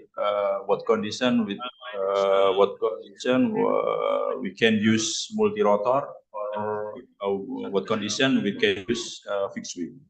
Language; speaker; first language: English; non-native, learner; Indonesian